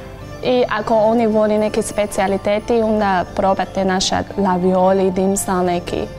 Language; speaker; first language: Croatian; non-native, learner; Chinese